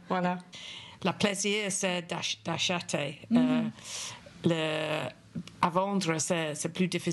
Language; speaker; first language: French; non-native, fluent; English